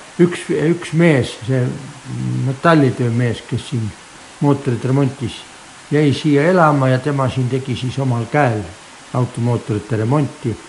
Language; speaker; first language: Estonian; native; Estonian